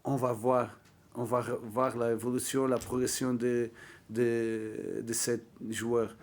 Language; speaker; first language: French; non-native, learner; Portuguese